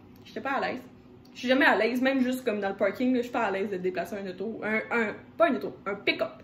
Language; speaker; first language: French; native; French